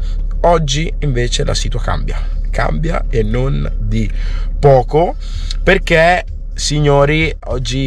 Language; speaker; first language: Italian; early bilingual, other home language; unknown